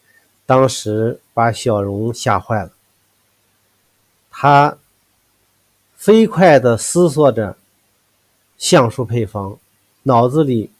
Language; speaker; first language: Chinese; native; Chinese